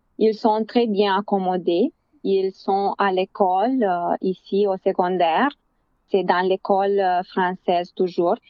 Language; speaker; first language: French; non-native, fluent; Romanian